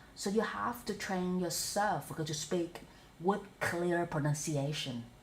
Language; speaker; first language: English; non-native, fluent; Vietnamese